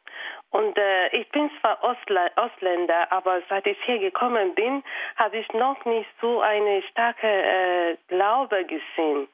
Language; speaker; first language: German; non-native, fluent; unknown